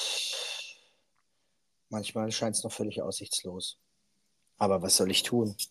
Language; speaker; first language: German; native; German